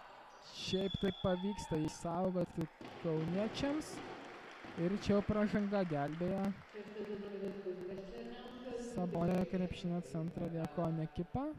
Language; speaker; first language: Lithuanian; native; Lithuanian